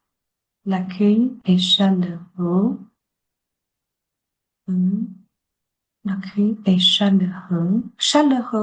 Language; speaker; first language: French; non-native, learner; Chinese